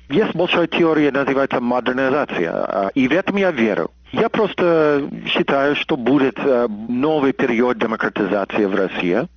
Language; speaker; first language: Russian; non-native, fluent; English